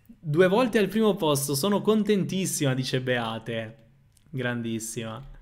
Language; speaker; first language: Italian; native; Italian